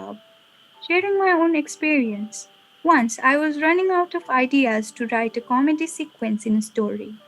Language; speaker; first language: English; non-native, local second language; Nepali